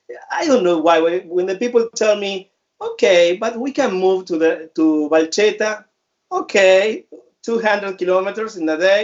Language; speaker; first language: English; non-native, fluent; Spanish